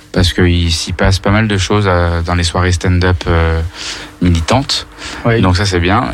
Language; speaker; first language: French; native; French